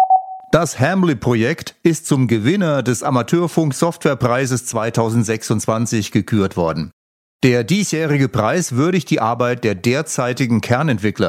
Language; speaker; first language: German; native; German